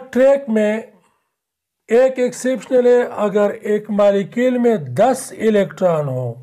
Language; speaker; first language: Urdu; non-native, local second language; Pashto